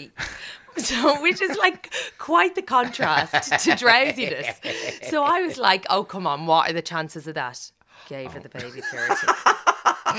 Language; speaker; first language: English; native; English